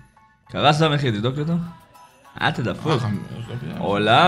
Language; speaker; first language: Hebrew; native; Hebrew